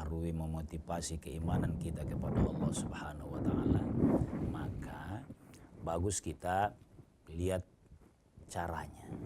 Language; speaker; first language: Indonesian; native; Indonesian